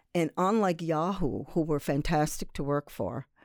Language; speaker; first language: English; native; English